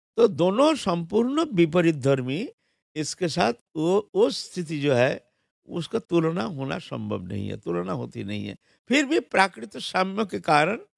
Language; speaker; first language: Hindi; non-native, local second language; Bangla